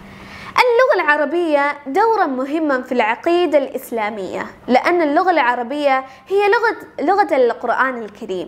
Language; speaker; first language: Arabic; early bilingual, other home language; Malayalam